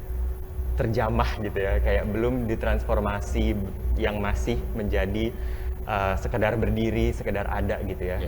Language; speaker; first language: Indonesian; native; Indonesian